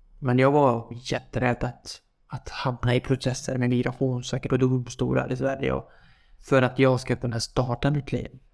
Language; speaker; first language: Swedish; non-native, fluent; Kurdish